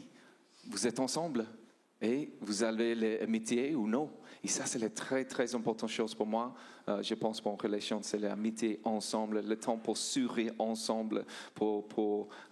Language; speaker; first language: French; non-native, learner; English